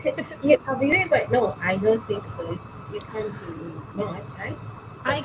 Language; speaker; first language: English; non-native, learner; Japanese